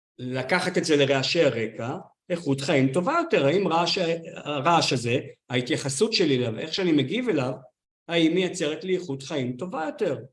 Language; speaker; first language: Hebrew; native; Hebrew